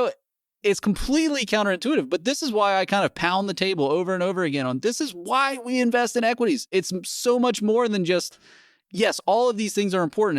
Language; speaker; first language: English; native; English